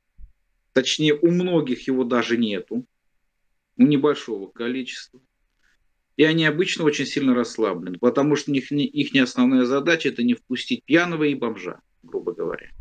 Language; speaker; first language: Russian; native; Russian